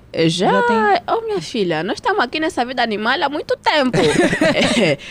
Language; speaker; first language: Portuguese; early bilingual, heritage; Portuguese